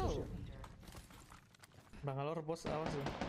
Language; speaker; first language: Indonesian; native; Indonesian